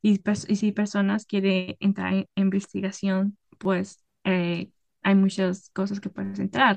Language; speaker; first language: Spanish; early bilingual, heritage; Spanish